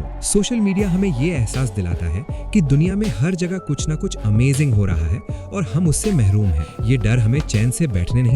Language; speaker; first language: Hindi; native; Hindi